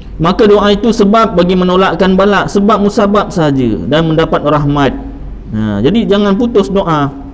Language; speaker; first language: Malay; native; Malay